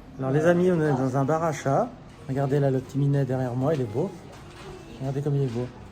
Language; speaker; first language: French; native; French